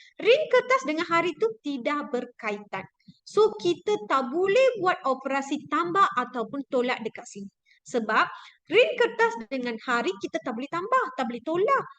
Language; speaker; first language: Malay; non-native, local second language; Tamil